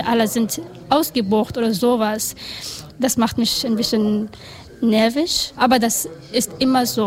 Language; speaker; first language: German; non-native, learner; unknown